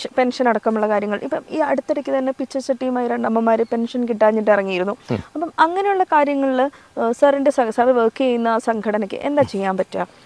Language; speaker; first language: Malayalam; native; Malayalam